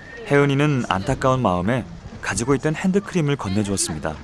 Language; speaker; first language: Korean; native; Korean